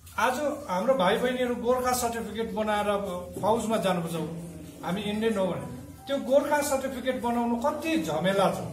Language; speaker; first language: Nepali; native; Nepali